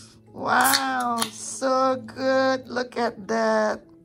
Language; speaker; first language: English; non-native, learner; Indonesian